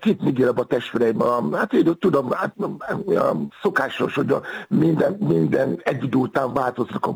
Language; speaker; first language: Hungarian; non-native, fluent; Yoruba